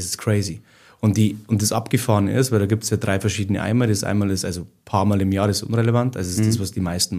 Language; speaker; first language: German; native; German